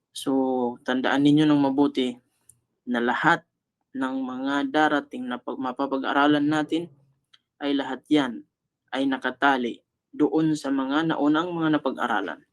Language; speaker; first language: Filipino; non-native, local second language; Cebuano